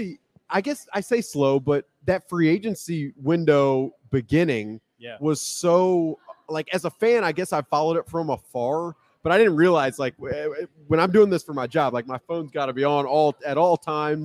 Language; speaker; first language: English; native; English